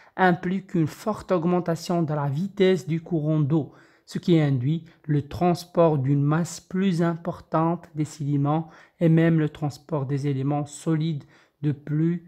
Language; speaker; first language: French; non-native, local second language; Arabic